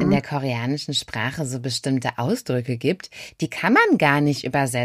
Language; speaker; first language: German; native; German